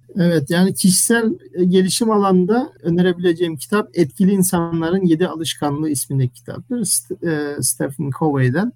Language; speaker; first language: Turkish; early bilingual, heritage; Turkish